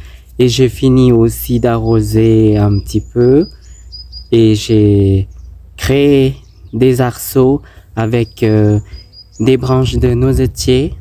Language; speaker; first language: French; non-native, fluent; Thai